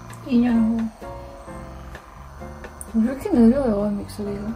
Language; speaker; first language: Korean; non-native, fluent; Romanian